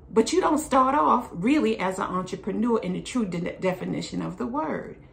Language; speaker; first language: English; native; English